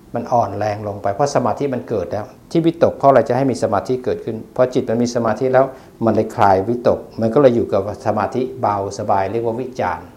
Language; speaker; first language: Thai; native; Thai